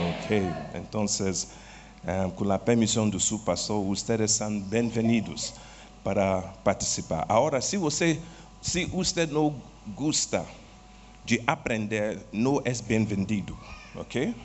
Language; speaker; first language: Portuguese; non-native, learner; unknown